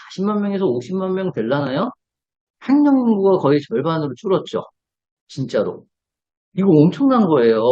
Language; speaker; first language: Korean; native; Korean